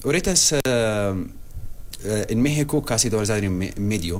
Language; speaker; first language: Spanish; non-native, learner; Arabic